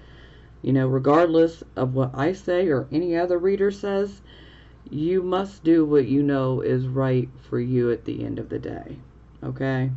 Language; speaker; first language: English; native; English